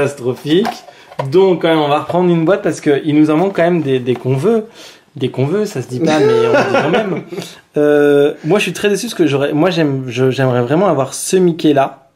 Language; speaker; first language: French; native; French